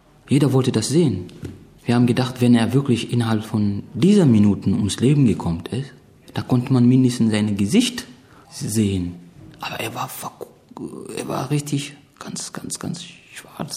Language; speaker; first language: German; non-native, fluent; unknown